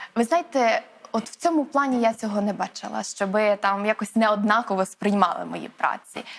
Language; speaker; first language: Ukrainian; native; Ukrainian